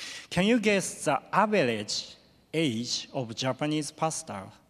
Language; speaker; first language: English; non-native, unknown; Japanese